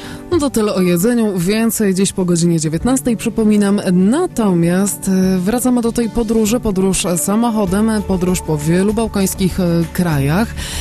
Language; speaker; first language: Polish; native; Polish